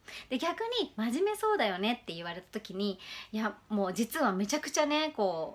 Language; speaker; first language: Japanese; native; Japanese